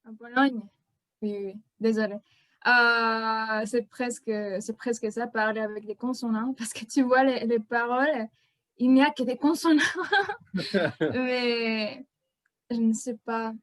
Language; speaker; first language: French; non-native, fluent; Spanish